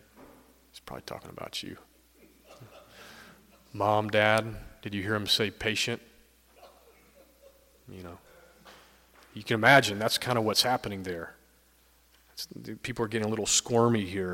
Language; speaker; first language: English; native; English